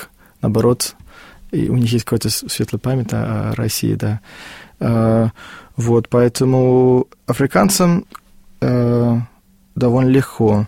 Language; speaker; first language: Russian; non-native, fluent; Afrikaans